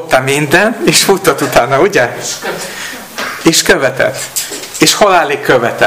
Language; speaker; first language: Hungarian; non-native, learner; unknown